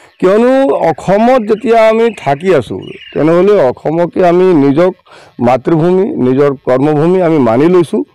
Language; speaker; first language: Assamese; non-native, local second language; Bhojpuri